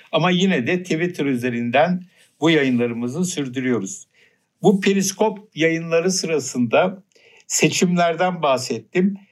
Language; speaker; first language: Turkish; native; Turkish